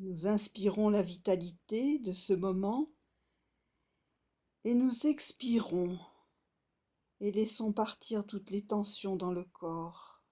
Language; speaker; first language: French; native; French